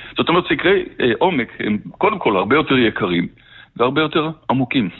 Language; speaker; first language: Hebrew; native; Hebrew